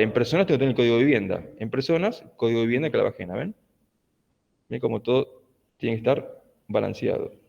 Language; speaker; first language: Spanish; native; Spanish